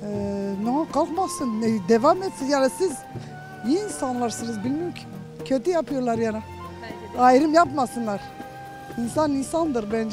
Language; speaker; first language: Turkish; non-native, fluent; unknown